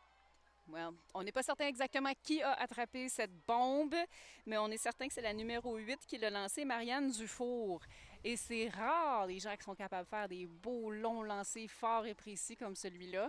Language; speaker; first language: French; native; French